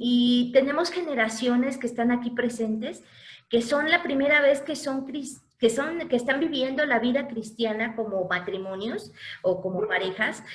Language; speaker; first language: Spanish; native; Spanish